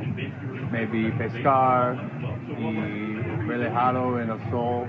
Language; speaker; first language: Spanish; non-native, learner; English